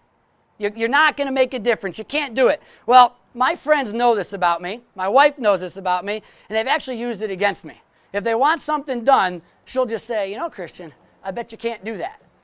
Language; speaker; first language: English; native; English